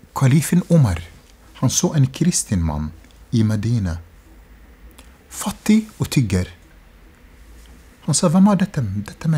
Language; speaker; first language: Norwegian; non-native, fluent; Arabic